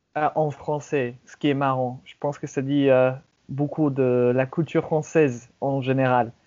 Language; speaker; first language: French; non-native, fluent; English